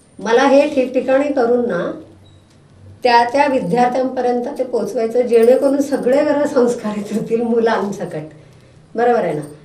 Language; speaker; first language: Marathi; non-native, local second language; Telugu